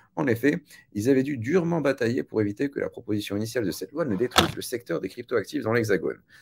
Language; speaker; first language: French; native; French